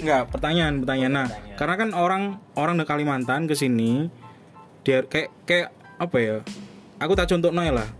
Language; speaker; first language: Indonesian; non-native, local second language; Javanese